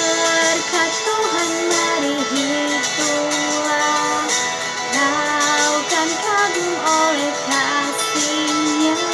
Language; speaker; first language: Indonesian; native; Indonesian